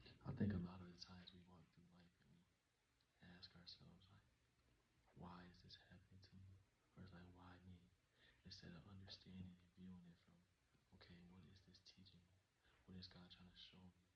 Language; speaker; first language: English; native; English